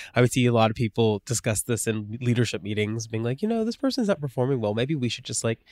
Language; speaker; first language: English; native; English